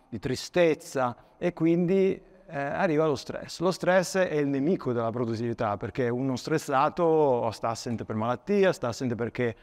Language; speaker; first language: Italian; native; Italian